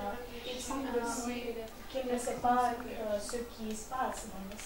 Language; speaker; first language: French; non-native, learner; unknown